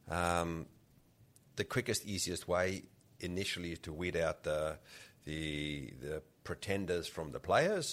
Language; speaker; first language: English; native; English